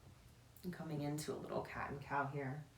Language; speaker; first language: English; native; English